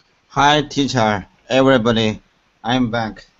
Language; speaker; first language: English; non-native, learner; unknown